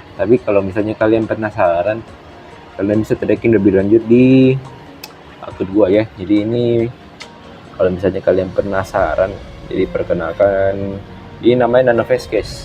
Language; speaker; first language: Indonesian; native; Indonesian